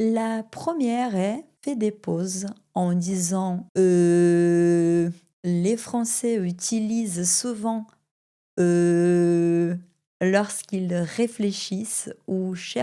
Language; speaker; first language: French; non-native, fluent; Portuguese